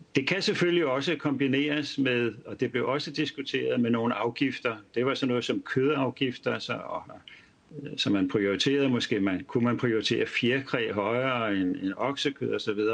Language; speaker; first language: Danish; native; Danish